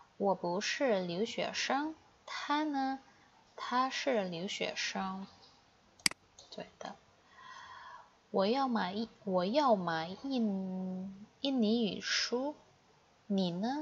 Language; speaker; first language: Chinese; non-native, fluent; Indonesian